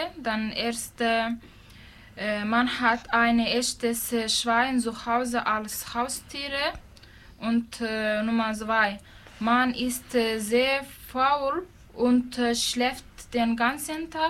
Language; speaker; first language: German; non-native, learner; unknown